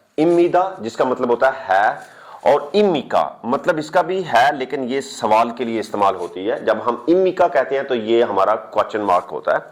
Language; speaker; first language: Urdu; non-native, local second language; Punjabi